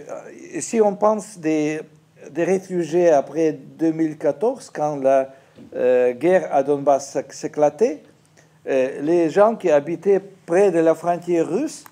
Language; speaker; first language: French; non-native, fluent; Russian